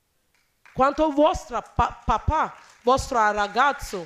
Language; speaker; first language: Italian; non-native, learner; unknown